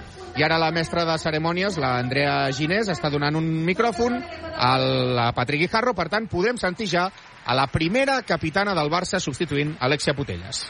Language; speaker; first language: Catalan; native; Catalan